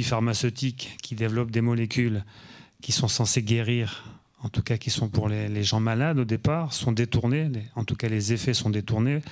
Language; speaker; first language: French; native; French